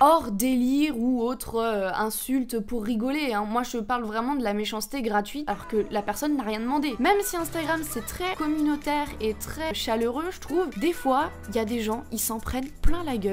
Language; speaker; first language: French; native; French